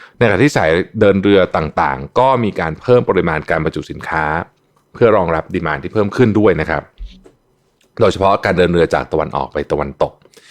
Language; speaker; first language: Thai; native; Thai